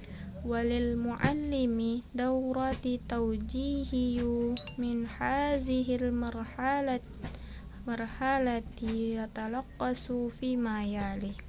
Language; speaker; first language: Arabic; non-native, learner; Indonesian